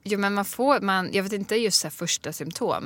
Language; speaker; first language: Swedish; native; Swedish